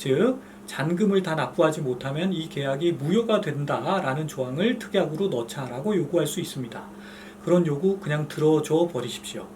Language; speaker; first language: Korean; native; Korean